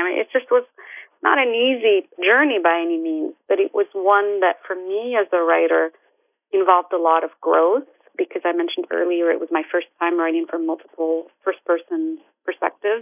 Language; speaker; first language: English; non-native, fluent; Arabic